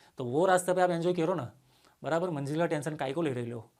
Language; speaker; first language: Hindi; non-native, local second language; Gujarati